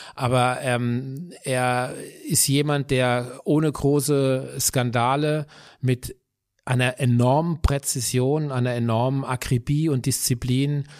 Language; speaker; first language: German; native; German